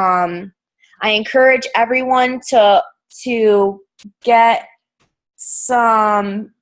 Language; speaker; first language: English; native; English